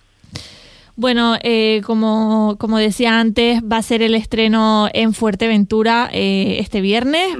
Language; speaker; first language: Spanish; native; Spanish